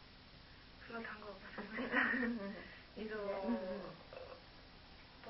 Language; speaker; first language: Japanese; non-native, learner; German